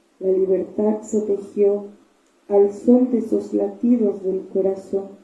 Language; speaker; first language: Spanish; non-native, local second language; Zapotec